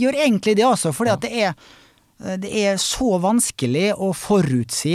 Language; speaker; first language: Norwegian; native; Norwegian